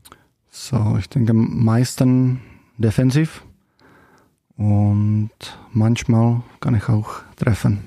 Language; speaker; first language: German; non-native, learner; Czech